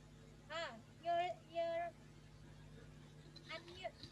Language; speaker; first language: English; non-native, fluent; Indonesian